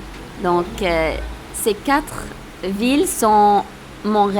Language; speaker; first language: French; non-native, local second language; Arabic